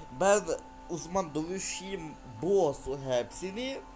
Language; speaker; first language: Turkish; non-native, learner; Russian